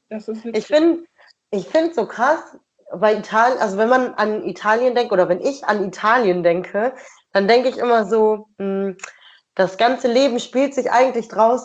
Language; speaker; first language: German; native; German